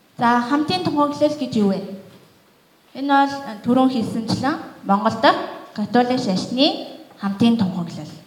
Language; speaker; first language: Mongolian; native; Mongolian